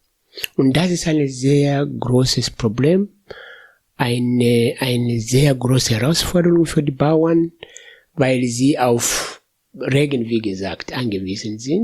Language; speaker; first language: German; non-native, fluent; Swahili